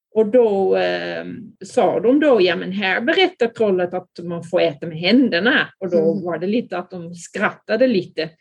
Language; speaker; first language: Swedish; non-native, fluent; Dutch